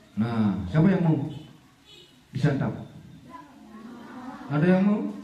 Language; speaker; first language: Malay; non-native, local second language; Balinese